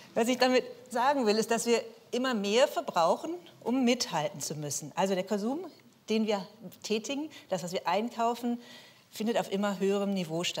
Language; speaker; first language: German; native; German